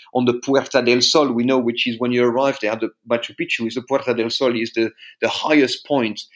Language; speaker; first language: English; non-native, fluent; French